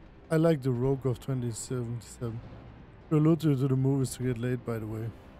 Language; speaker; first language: English; non-native, fluent; German